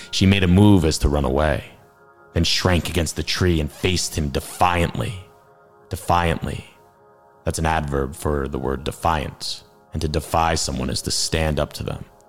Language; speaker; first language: English; early bilingual, other home language; Hungarian